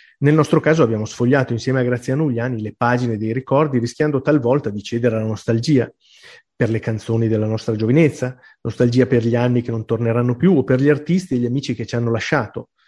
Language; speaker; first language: Italian; native; Italian